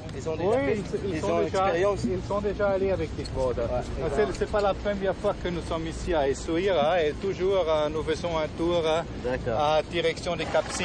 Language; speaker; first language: French; non-native, fluent; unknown